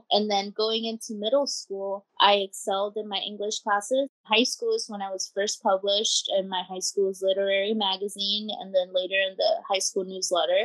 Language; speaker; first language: English; early bilingual, other home language; Spanish